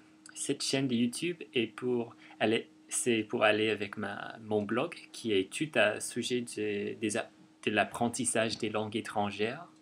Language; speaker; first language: French; non-native, fluent; English